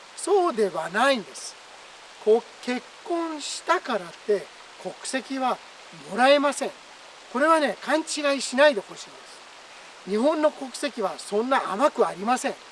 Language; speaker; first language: Japanese; non-native, fluent; Persian